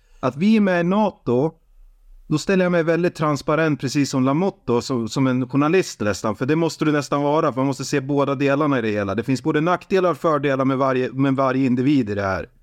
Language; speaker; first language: Swedish; native; Swedish